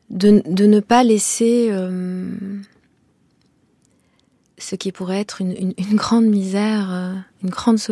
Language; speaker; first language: French; non-native, local second language; Kinyarwanda